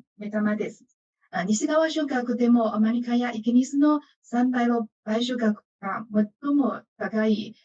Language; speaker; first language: Japanese; non-native, fluent; Chinese